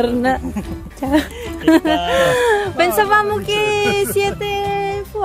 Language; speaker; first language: Italian; non-native, fluent; Filipino